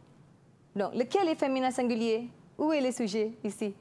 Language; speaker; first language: French; non-native, fluent; Malay